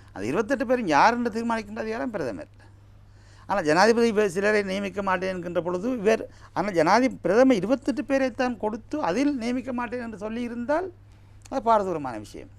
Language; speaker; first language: Tamil; native; Tamil